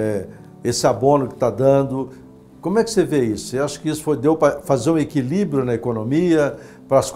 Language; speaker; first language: Portuguese; native; Portuguese